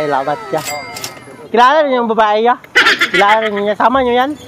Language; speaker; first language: Filipino; non-native, local second language; Cebuano